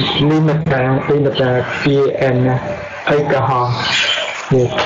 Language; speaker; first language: English; non-native, learner; Vietnamese